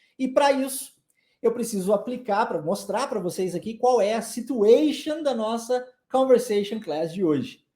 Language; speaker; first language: Portuguese; native; Portuguese